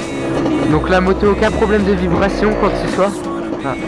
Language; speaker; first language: French; native; French